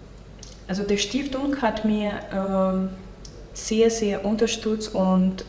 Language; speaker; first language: German; non-native, local second language; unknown